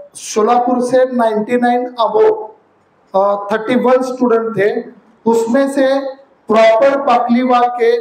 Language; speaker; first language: Hindi; non-native, local second language; Marathi